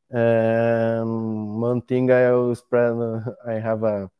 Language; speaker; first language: English; non-native, learner; Portuguese